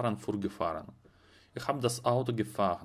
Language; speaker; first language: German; non-native, fluent; Russian